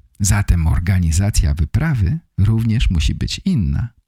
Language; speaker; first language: Polish; native; Polish